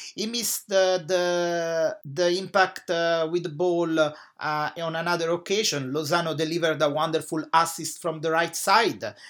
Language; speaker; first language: English; non-native, fluent; Italian